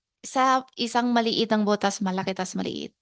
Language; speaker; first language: Filipino; non-native, learner; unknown